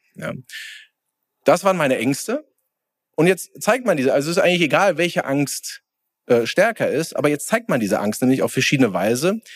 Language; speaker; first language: German; native; German